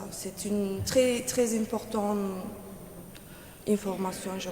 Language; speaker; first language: French; non-native, fluent; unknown